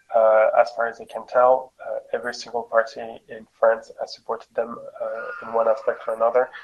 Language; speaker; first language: English; non-native, fluent; French